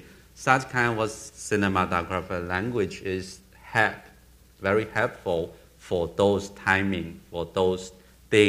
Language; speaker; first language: English; non-native, learner; Chinese